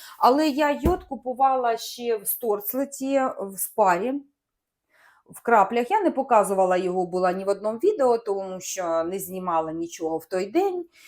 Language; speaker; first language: Ukrainian; non-native, local second language; Russian